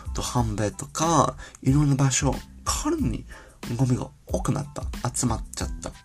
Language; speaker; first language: Japanese; non-native, learner; English